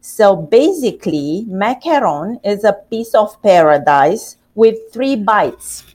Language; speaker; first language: English; non-native, learner; Romanian